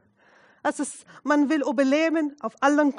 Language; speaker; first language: German; non-native, fluent; Arabic